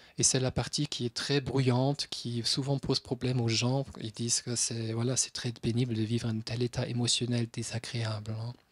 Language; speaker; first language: French; non-native, fluent; German